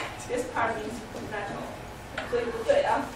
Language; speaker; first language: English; non-native, fluent; Chinese